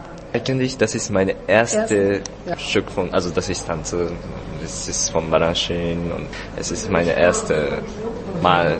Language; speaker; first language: German; non-native, learner; Japanese